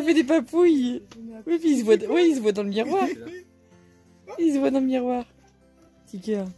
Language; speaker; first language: French; native; French